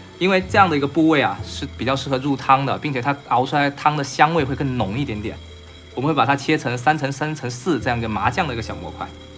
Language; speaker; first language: Chinese; native; Chinese